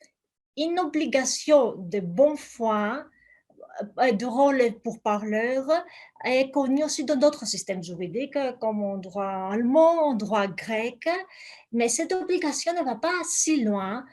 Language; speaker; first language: French; non-native, fluent; Greek